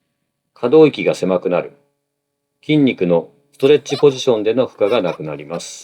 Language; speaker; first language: Japanese; native; Japanese